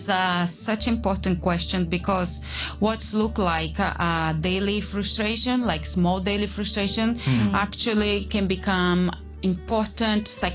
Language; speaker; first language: English; non-native, fluent; Portuguese